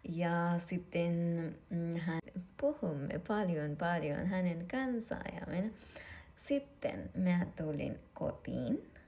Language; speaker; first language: Finnish; non-native, learner; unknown